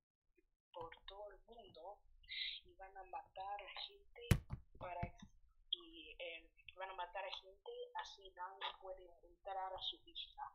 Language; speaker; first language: Spanish; early bilingual, heritage; Spanish